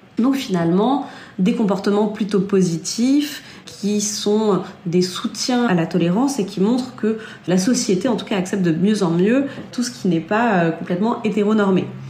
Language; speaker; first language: French; native; French